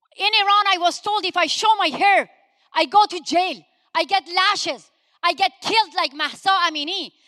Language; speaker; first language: English; non-native, fluent; Persian